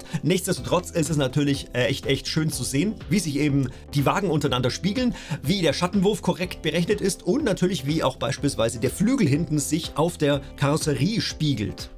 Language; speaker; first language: German; native; German